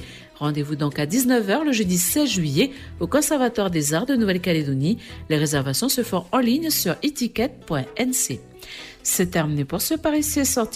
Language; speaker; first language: French; native; French